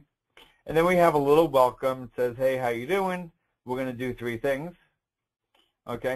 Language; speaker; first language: English; native; English